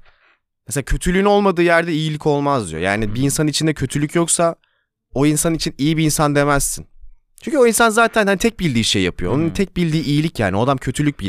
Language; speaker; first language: Turkish; native; Turkish